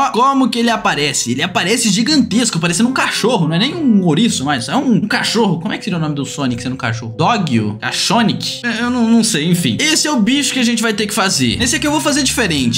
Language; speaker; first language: Portuguese; native; Portuguese